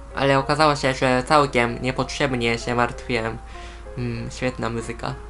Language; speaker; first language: Polish; non-native, fluent; Japanese